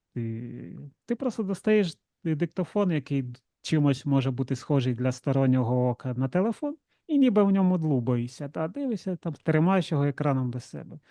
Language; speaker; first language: Ukrainian; non-native, local second language; Russian